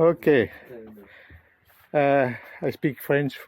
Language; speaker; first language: English; non-native, learner; French